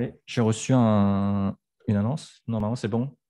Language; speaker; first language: French; native; French